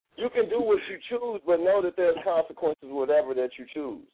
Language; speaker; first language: English; native; English